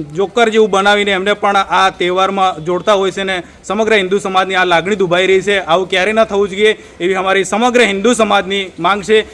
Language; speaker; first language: Gujarati; native; Gujarati